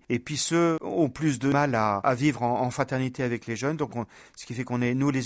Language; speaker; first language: French; native; French